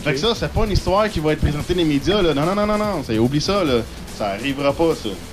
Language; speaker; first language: French; native; French